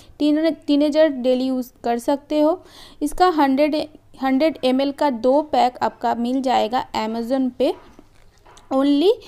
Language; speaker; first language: Hindi; non-native, local second language; Bangla